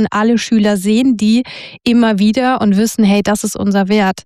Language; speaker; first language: German; native; German